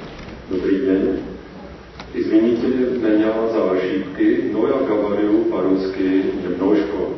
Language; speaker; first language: Russian; non-native, learner; Czech